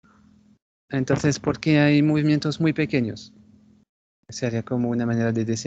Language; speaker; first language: Spanish; non-native, fluent; French